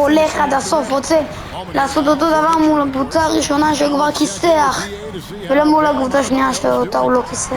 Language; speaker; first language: Hebrew; native; Hebrew